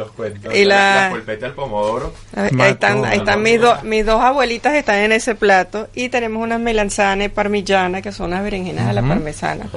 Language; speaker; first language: Spanish; native; Spanish